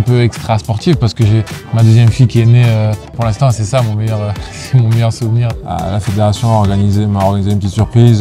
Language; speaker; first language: French; native; French